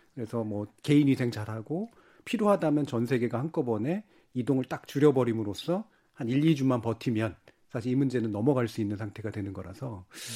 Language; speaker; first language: Korean; native; Korean